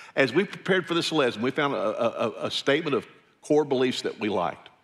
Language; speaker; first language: English; native; English